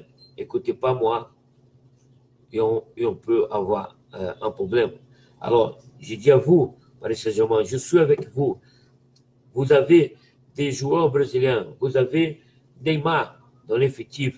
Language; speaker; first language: French; non-native, fluent; Portuguese